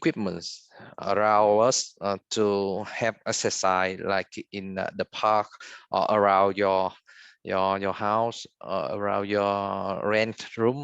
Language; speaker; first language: English; non-native, fluent; Vietnamese